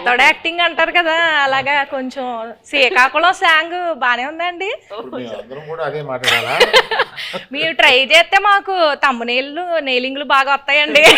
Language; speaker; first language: Telugu; native; Telugu